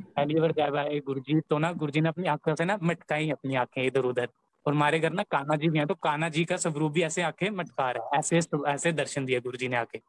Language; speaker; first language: Hindi; native; Hindi